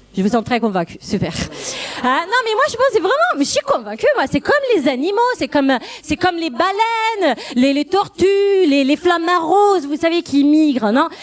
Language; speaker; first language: French; non-native, fluent; Italian